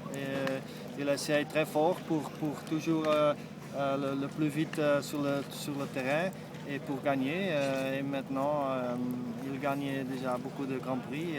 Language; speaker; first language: French; non-native, fluent; Dutch